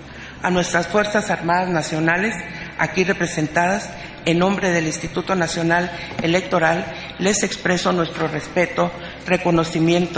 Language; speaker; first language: Spanish; native; Spanish